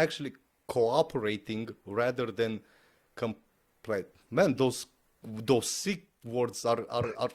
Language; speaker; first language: English; non-native, fluent; Romanian